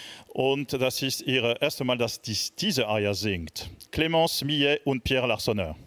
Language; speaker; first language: German; non-native, fluent; French